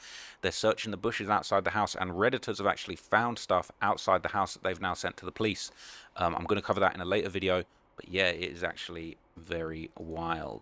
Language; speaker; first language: English; native; English